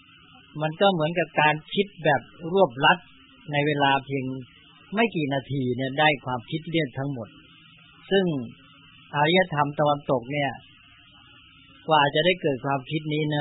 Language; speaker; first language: Thai; native; Thai